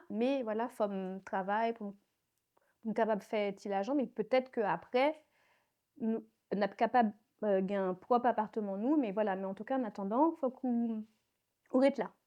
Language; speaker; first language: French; early bilingual, other home language; Haitian Creole